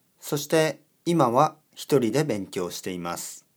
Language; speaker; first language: Japanese; non-native, learner; English